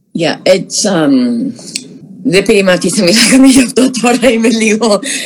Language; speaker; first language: Greek; early bilingual, other home language; English